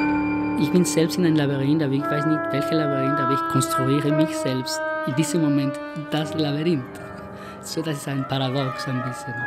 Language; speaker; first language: German; non-native, fluent; Spanish